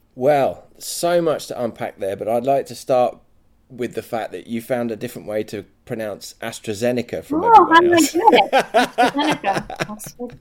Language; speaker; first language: English; native; English